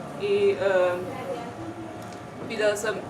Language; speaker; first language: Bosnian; non-native, local second language; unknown